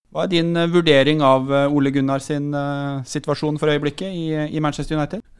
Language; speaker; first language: Norwegian; native; Norwegian